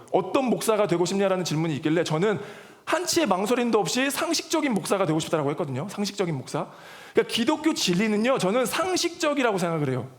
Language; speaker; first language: Korean; native; Korean